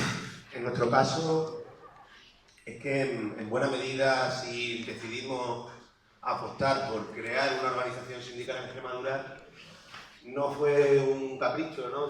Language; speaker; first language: Spanish; native; Spanish